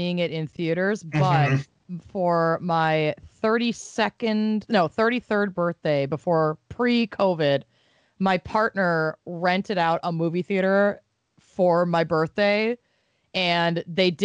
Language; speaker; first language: English; native; English